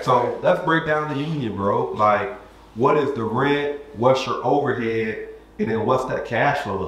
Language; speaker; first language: English; native; English